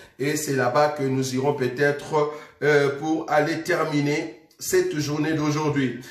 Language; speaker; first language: French; non-native, local second language; Lingala